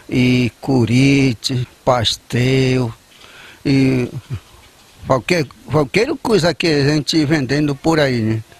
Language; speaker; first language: Portuguese; non-native, local second language; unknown